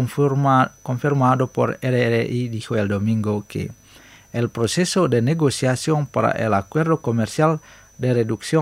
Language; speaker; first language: Spanish; non-native, fluent; Indonesian